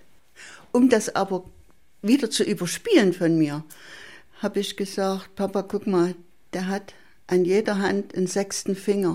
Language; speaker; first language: German; native; German